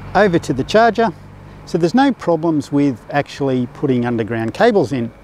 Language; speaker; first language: English; native; English